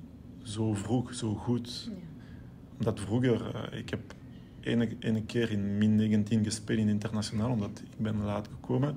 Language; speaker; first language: Dutch; non-native, local second language; French